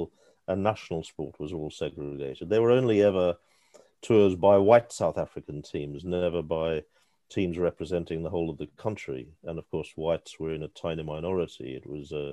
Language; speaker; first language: English; native; English